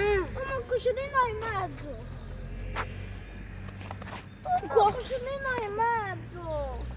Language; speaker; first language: Italian; early bilingual, other home language; Igbo